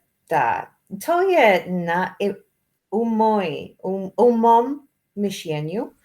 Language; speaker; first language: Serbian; non-native, learner; English